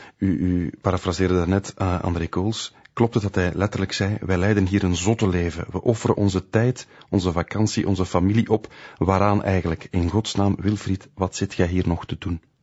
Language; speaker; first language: Dutch; native; Dutch